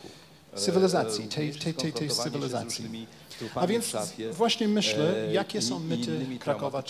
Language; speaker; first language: Polish; non-native, fluent; Japanese